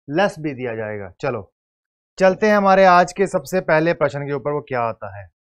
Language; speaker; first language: Hindi; native; Hindi